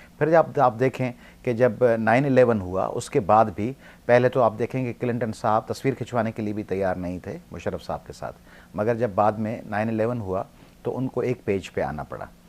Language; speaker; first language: Urdu; non-native, local second language; Sindhi